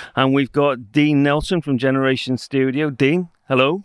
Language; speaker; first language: English; native; English